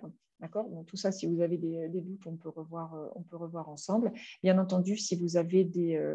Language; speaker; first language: French; native; French